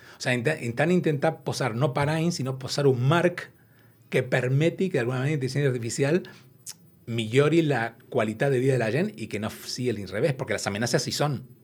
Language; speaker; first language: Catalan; non-native, local second language; Spanish